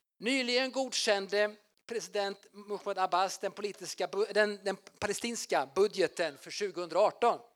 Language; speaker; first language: Swedish; native; Swedish